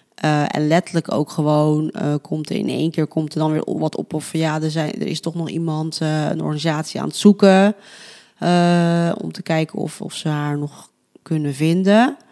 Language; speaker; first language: Dutch; early bilingual, other home language; Spanish